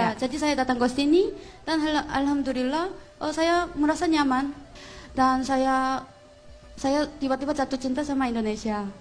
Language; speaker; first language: Indonesian; non-native, fluent; Korean